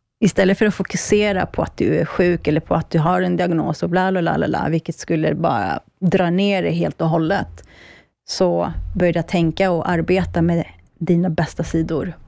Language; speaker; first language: Swedish; early bilingual, other home language; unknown